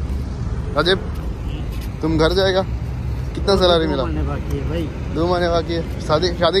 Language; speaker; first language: Hindi; non-native, learner; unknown